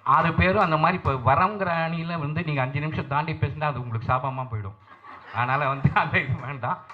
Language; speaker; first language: Tamil; non-native, local second language; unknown